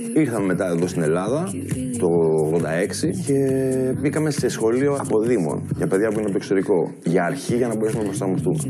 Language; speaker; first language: Greek; early bilingual, heritage; Greek